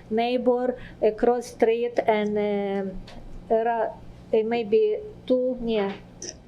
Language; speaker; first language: English; non-native, learner; Ukrainian